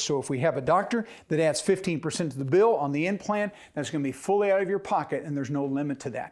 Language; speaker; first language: English; native; English